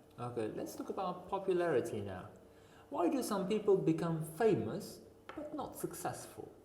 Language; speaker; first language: English; non-native, fluent; Uzbek